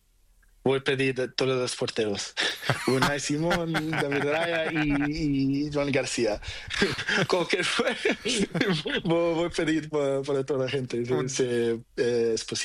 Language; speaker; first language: Spanish; non-native, learner; Portuguese